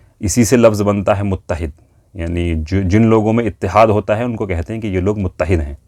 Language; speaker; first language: Urdu; native; Urdu